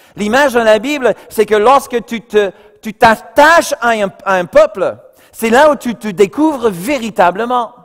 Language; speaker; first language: French; non-native, fluent; English